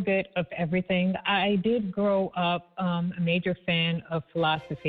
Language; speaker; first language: English; native; English